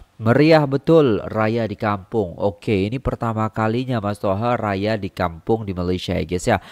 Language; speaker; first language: Indonesian; native; Indonesian